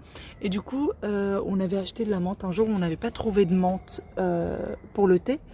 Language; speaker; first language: French; native; French